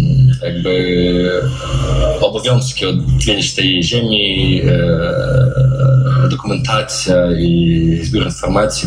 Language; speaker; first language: Polish; non-native, fluent; Russian